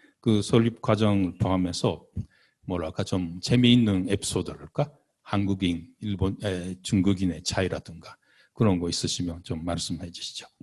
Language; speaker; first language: Korean; non-native, fluent; Japanese